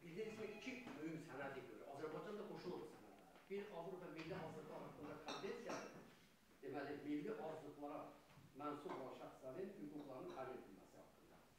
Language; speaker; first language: Azerbaijani; non-native, local second language; Talysh